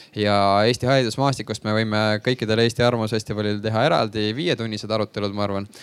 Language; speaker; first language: Estonian; native; Estonian